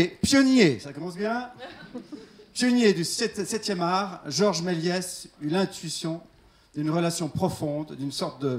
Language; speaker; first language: French; native; French